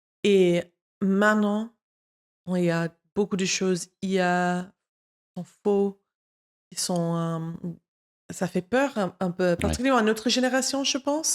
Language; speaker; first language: French; non-native, fluent; English